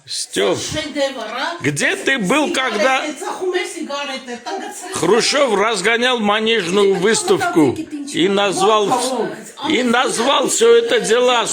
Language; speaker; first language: Russian; non-native, local second language; Armenian